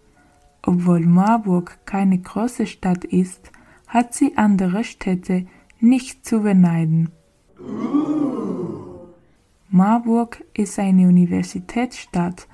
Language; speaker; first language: German; non-native, learner; Spanish